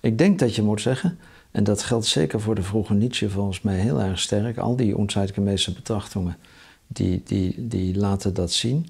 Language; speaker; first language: Dutch; native; Dutch